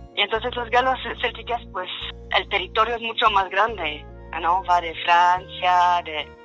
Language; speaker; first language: Spanish; non-native, fluent; French